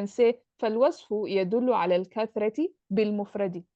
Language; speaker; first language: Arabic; non-native, fluent; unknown